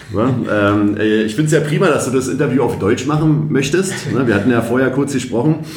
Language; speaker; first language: German; native; German